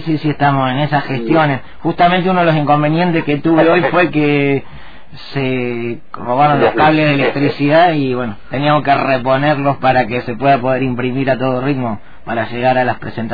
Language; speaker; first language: Spanish; native; Spanish